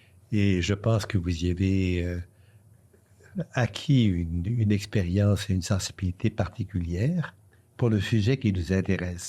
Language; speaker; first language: French; native; French